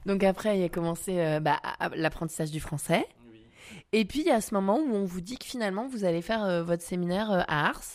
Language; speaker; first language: French; native; French